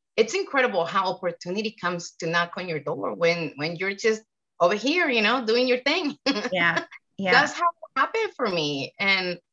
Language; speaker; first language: English; non-native, fluent; Spanish